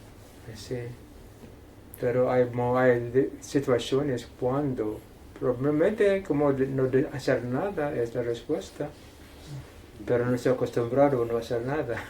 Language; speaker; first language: Spanish; non-native, fluent; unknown